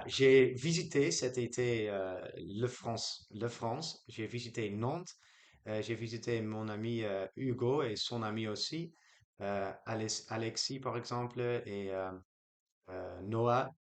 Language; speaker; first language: French; non-native, learner; Dutch